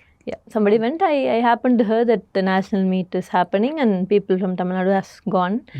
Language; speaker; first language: English; non-native, local second language; Tamil